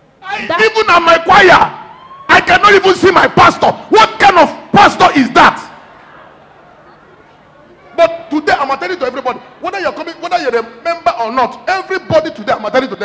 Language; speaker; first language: English; non-native, local second language; Igbo